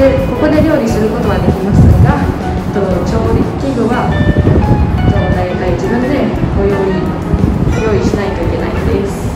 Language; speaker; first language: Japanese; non-native, fluent; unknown